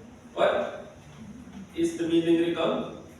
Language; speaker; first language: English; non-native, learner; Indonesian